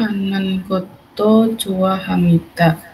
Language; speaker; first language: Korean; non-native, learner; Indonesian